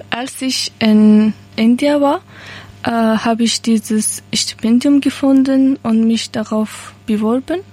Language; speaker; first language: German; non-native, learner; Persian